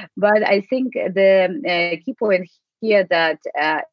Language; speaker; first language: English; non-native, fluent; Ukrainian